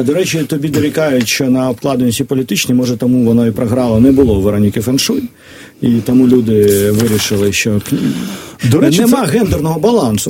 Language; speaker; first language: Ukrainian; native; Ukrainian